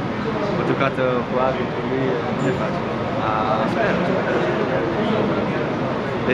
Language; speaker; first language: Italian; non-native, fluent; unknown